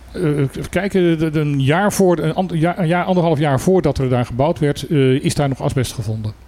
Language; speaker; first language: Dutch; native; Dutch